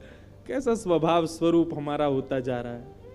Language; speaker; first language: Hindi; native; Hindi